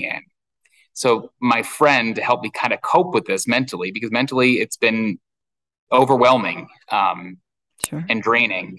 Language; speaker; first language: English; native; English